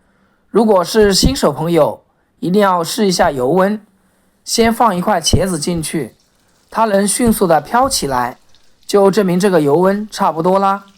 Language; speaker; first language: Chinese; native; Chinese